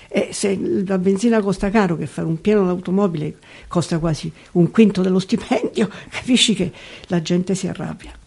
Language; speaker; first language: Italian; native; Italian